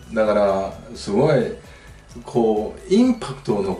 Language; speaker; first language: Japanese; native; Japanese